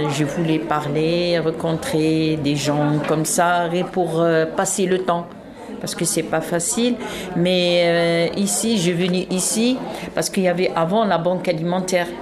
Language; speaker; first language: French; non-native, local second language; Arabic